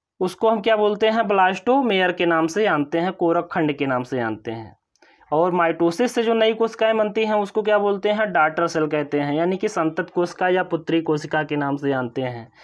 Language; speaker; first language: Hindi; native; Hindi